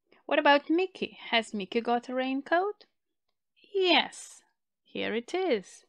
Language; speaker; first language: English; non-native, fluent; Macedonian